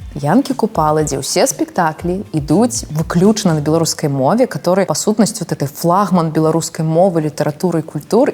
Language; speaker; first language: Belarusian; non-native, local second language; Russian